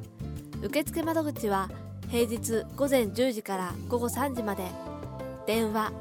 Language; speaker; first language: Japanese; native; Japanese